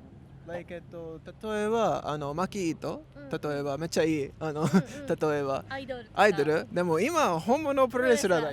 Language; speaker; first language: Japanese; non-native, learner; English